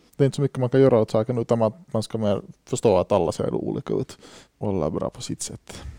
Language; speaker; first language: Swedish; native; Swedish